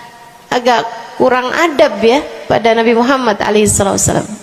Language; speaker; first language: Indonesian; native; Indonesian